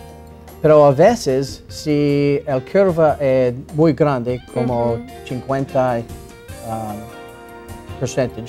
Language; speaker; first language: Spanish; non-native, learner; English